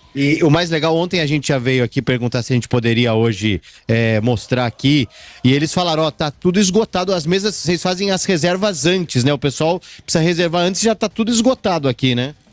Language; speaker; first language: Portuguese; native; Portuguese